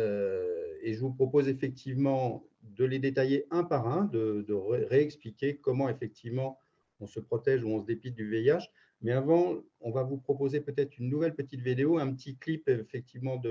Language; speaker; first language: French; native; French